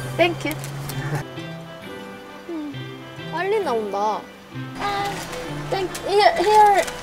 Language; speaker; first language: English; non-native, learner; Korean